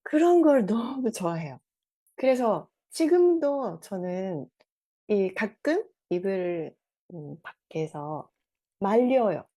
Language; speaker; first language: Korean; non-native, fluent; Japanese